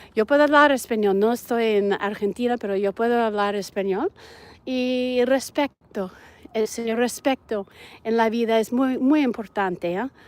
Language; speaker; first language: Spanish; non-native, learner; English